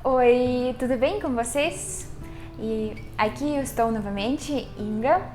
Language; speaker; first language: Portuguese; non-native, fluent; Russian